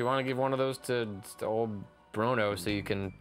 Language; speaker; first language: English; native; English